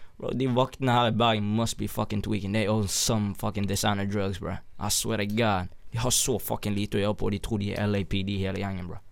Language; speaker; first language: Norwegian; early bilingual, other home language; Somali